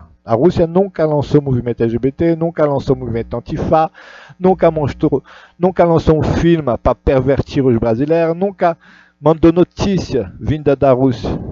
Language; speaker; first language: Portuguese; non-native, learner; Russian